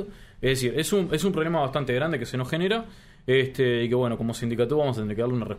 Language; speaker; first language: Spanish; native; Spanish